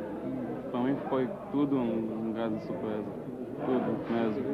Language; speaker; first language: Portuguese; early bilingual, heritage; Portuguese